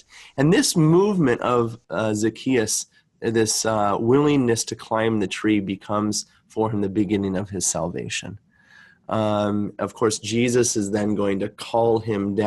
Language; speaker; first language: English; native; English